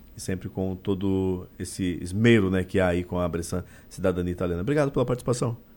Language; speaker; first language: Portuguese; native; Portuguese